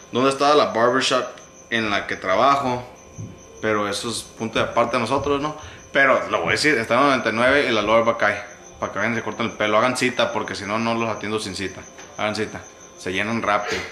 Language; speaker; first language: Spanish; early bilingual, heritage; Spanish